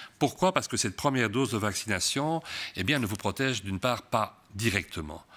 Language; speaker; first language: French; native; French